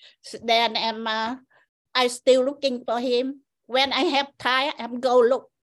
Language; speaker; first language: English; non-native, learner; Vietnamese